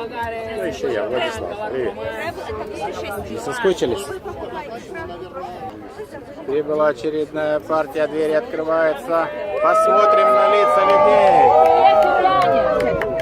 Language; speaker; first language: Russian; native; Russian